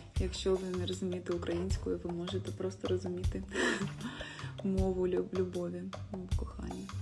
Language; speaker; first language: Ukrainian; non-native, local second language; Russian